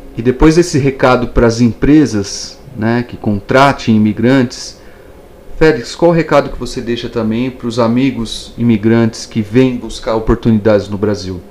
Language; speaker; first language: Portuguese; native; Portuguese